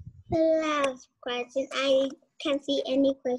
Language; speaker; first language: English; non-native, learner; Vietnamese